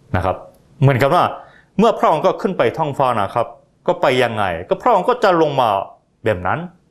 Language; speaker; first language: Thai; non-native, fluent; Korean